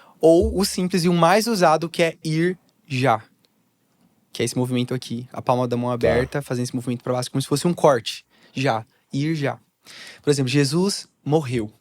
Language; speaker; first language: Portuguese; native; Portuguese